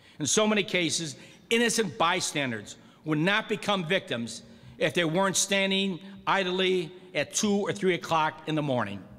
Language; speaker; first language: English; native; English